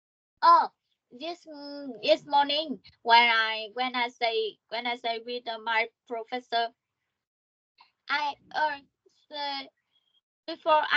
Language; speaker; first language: English; non-native, learner; Vietnamese